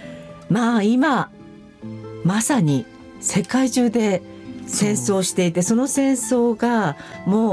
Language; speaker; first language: Japanese; native; Japanese